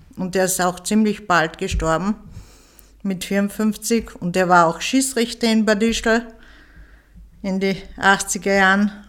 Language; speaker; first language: German; early bilingual, other home language; Turkish